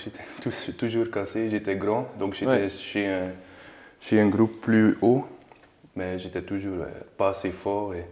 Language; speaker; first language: French; non-native, learner; Dutch